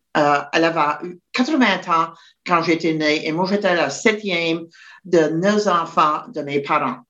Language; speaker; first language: French; native; French